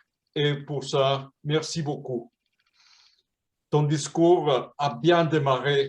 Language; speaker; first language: French; non-native, fluent; Spanish